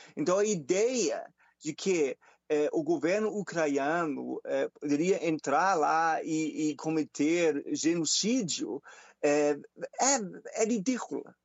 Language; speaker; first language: Portuguese; non-native, fluent; German